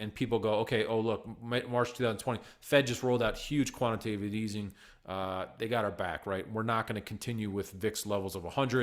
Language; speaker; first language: English; native; English